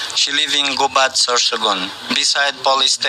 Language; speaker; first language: English; non-native, learner; Portuguese